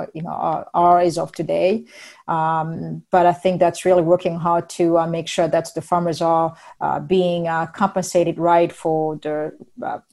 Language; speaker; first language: English; non-native, fluent; Rundi